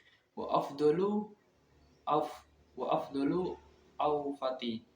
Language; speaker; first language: Arabic; non-native, learner; Indonesian